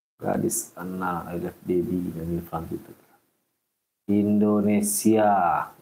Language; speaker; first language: English; non-native, learner; Indonesian